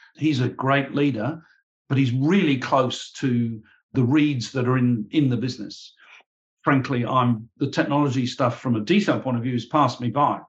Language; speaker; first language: English; native; English